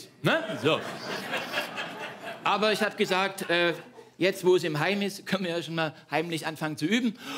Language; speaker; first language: German; native; German